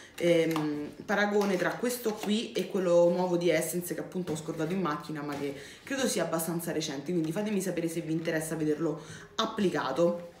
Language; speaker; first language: Italian; native; Italian